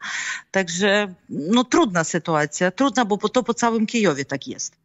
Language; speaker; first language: Polish; non-native, fluent; Ukrainian